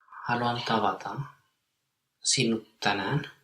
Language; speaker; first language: Finnish; non-native, learner; English